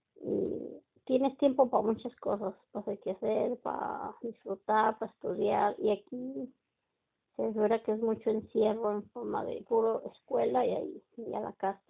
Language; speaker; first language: Spanish; native; Spanish